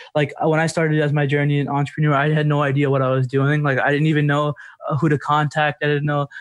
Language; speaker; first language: English; native; English